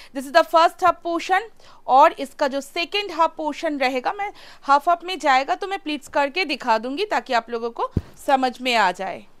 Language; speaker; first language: Hindi; non-native, local second language; Bangla